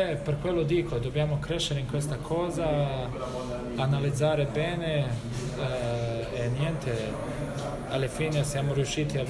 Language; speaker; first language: Italian; non-native, fluent; Bosnian